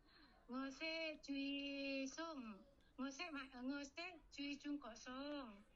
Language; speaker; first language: Cantonese; non-native, fluent; Indonesian